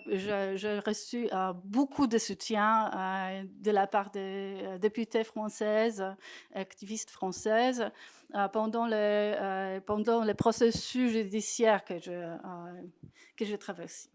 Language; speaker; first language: French; non-native, fluent; Polish